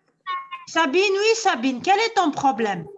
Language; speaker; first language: French; non-native, local second language; Arabic